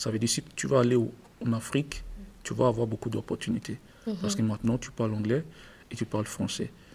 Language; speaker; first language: French; non-native, learner; English